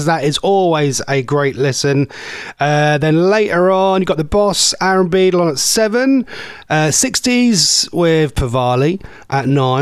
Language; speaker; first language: English; native; English